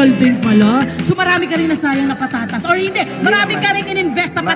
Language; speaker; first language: Filipino; native; Filipino